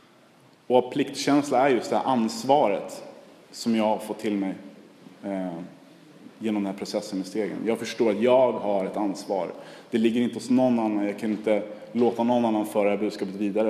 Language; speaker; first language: Swedish; native; Swedish